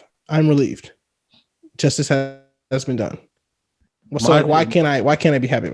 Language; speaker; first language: English; native; English